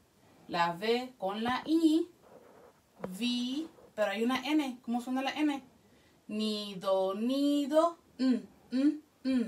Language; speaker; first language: Spanish; early bilingual, heritage; Spanish